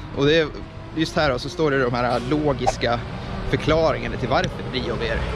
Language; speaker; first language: Swedish; early bilingual, other home language; Estonian